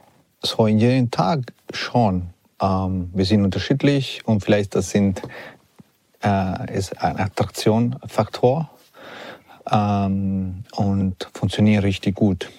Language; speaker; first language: German; non-native, learner; Italian